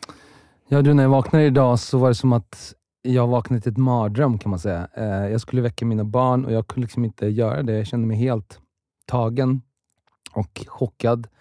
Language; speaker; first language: Swedish; early bilingual, other home language; Russian